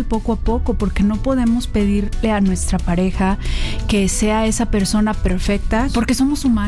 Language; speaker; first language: Spanish; native; Spanish